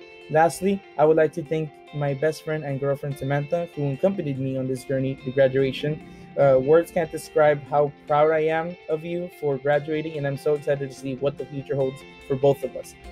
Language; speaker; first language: English; early bilingual, other home language; Spanish